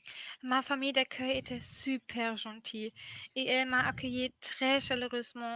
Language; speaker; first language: French; non-native, fluent; German